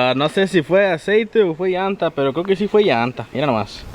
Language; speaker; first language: Spanish; early bilingual, heritage; Spanish